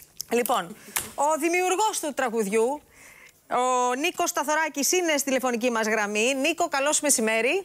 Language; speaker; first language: Greek; native; Greek